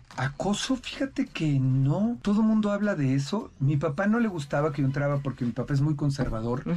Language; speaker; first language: Spanish; native; Spanish